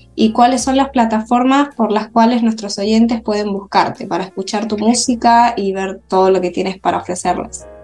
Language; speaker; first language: Spanish; native; Spanish